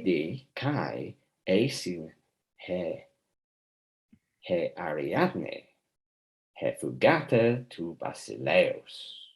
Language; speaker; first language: Greek; non-native, fluent; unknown